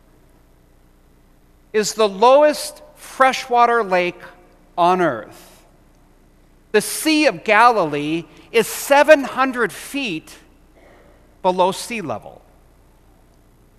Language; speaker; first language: English; native; English